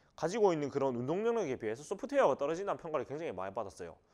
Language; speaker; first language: Korean; native; Korean